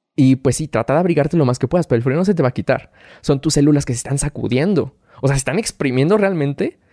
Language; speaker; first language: Spanish; native; Spanish